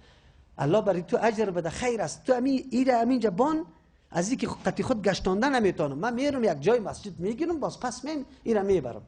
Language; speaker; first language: Persian; native; Persian